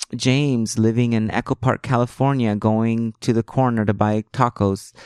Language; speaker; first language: English; early bilingual, other home language; Spanish